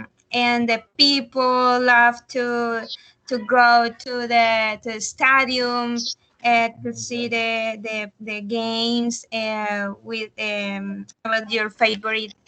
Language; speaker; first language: English; non-native, learner; Spanish